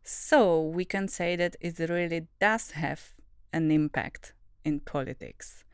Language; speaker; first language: English; non-native, fluent; Czech